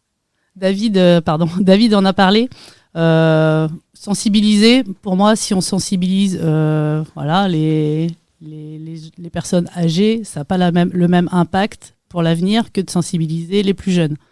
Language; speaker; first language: French; native; French